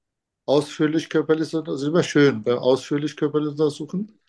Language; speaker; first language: German; non-native, fluent; Turkish